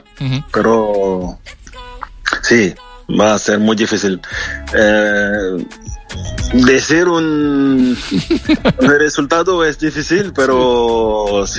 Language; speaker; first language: Spanish; non-native, fluent; French